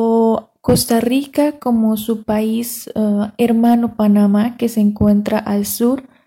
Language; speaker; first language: Spanish; native; Spanish